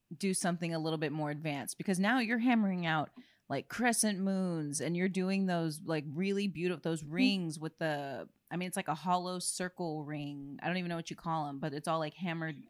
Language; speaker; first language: English; native; English